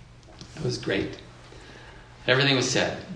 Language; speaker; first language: English; native; English